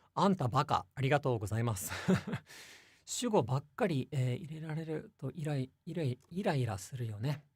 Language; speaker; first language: Japanese; non-native, fluent; English